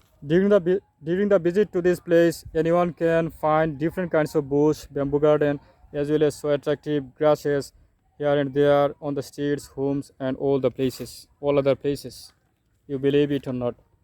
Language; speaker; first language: English; non-native, local second language; Bangla